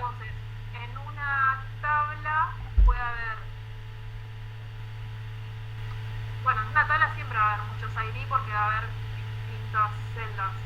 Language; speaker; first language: Spanish; native; Spanish